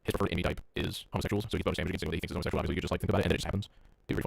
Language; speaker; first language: English; native; English